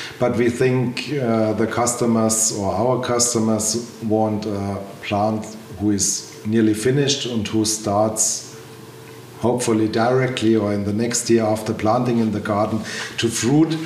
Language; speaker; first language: English; non-native, learner; German